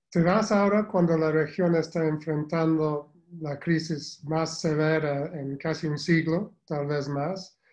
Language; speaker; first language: Spanish; non-native, fluent; English